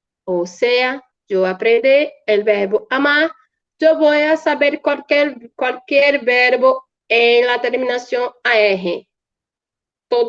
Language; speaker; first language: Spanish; non-native, fluent; Portuguese